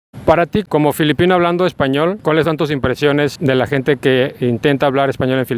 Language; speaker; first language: Spanish; native; Spanish